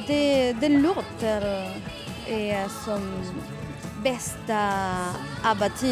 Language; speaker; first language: Swedish; non-native, learner; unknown